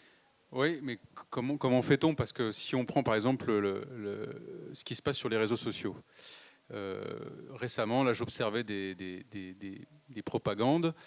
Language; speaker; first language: French; native; French